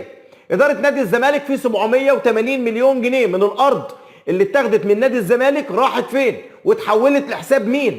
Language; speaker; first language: Arabic; native; Arabic